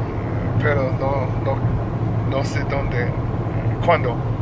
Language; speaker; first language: Spanish; non-native, learner; English